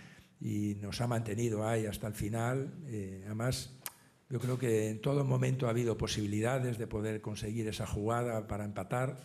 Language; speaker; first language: Spanish; native; Spanish